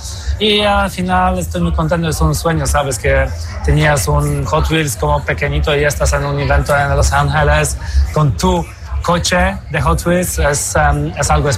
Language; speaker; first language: Spanish; non-native, fluent; Polish